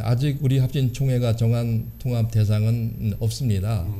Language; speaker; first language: Korean; native; Korean